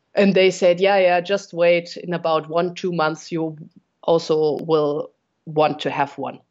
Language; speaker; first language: English; non-native, fluent; German